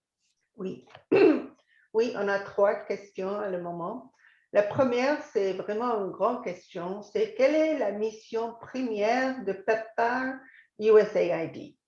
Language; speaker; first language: French; non-native, fluent; English